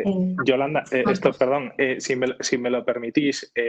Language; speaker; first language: Spanish; native; Spanish